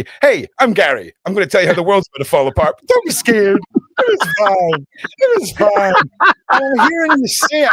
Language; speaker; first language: English; native; English